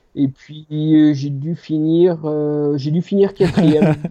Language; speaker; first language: French; native; French